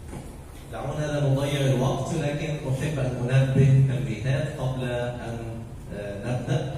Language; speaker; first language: Indonesian; non-native, learner; Arabic